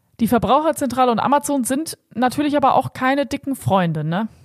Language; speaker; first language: German; native; German